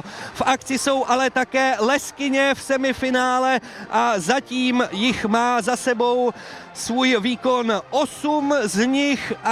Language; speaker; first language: Czech; native; Czech